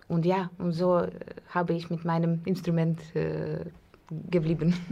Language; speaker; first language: German; non-native, learner; Russian